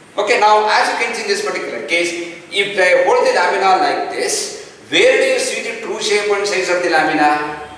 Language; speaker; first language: English; non-native, local second language; Kannada